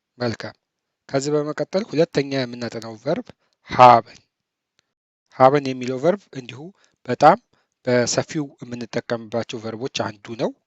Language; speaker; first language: Amharic; native; Amharic